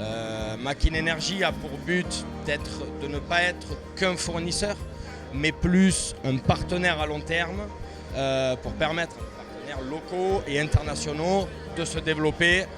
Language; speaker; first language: French; native; French